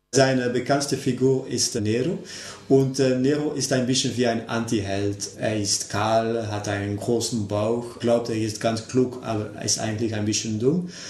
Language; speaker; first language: German; non-native, local second language; Dutch